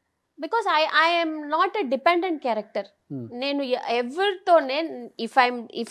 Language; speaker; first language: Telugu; non-native, local second language; Tamil